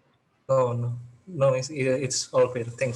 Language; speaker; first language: English; non-native, learner; Indonesian